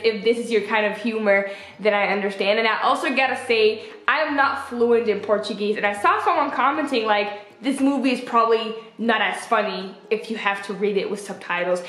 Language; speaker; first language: English; native; English